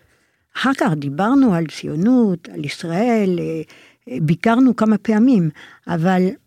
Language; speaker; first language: Hebrew; non-native, fluent; French